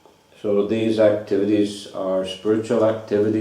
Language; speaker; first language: English; non-native, fluent; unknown